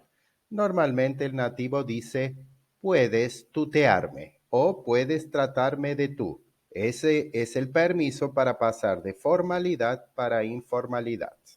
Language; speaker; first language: Spanish; non-native, fluent; Portuguese